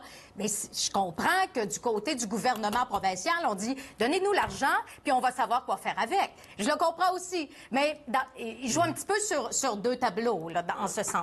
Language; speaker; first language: French; native; French